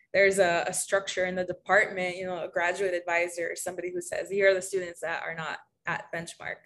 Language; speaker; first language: English; early bilingual, other home language; Spanish